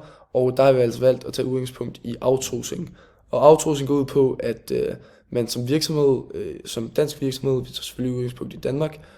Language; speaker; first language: Danish; native; Danish